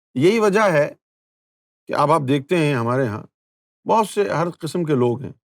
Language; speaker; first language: Urdu; native; Urdu